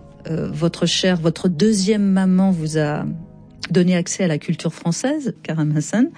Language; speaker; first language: French; native; French